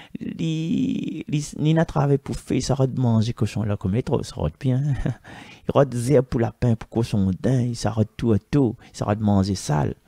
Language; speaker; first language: French; non-native, local second language; Malagasy